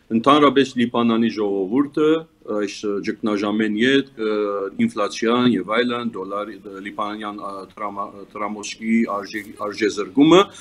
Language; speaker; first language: Armenian; early bilingual, heritage; Armenian